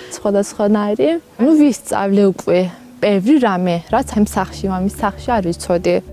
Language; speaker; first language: Georgian; non-native, local second language; Azerbaijani